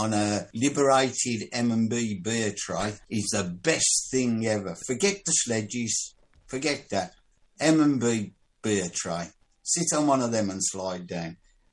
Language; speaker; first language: English; native; English